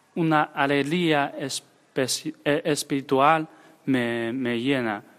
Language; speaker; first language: Spanish; non-native, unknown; Chinese